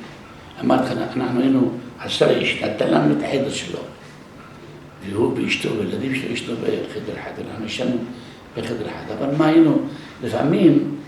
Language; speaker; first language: Hebrew; non-native, local second language; Arabic